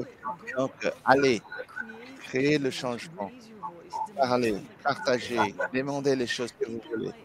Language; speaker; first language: French; non-native, learner; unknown